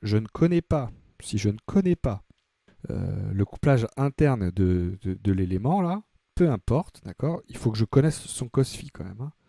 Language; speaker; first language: French; native; French